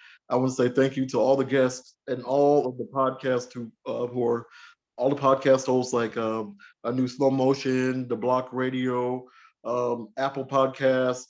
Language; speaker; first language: English; native; English